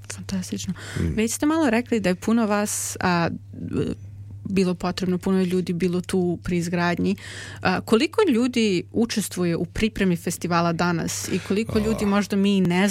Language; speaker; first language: Croatian; native; Croatian